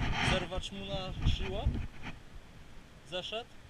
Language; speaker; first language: Polish; early bilingual, other home language; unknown